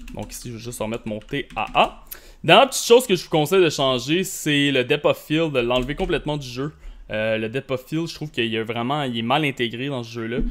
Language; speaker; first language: French; native; French